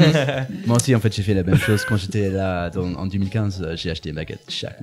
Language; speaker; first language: French; non-native, fluent; English